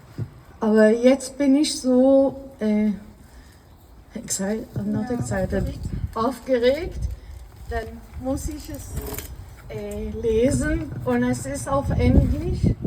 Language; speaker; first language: German; non-native, learner; Hebrew